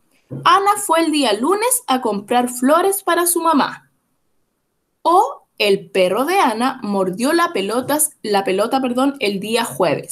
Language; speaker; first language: Spanish; native; Spanish